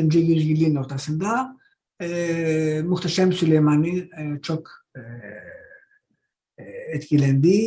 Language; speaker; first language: Turkish; non-native, fluent; Greek